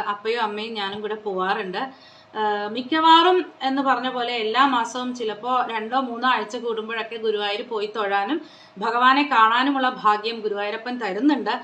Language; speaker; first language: Malayalam; non-native, local second language; Konkani